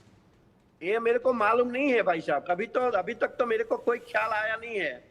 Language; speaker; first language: Hindi; non-native, local second language; Gujarati